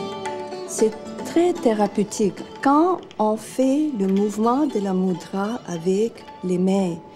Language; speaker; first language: French; non-native, fluent; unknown